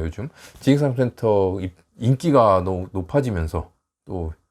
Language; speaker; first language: Korean; native; Korean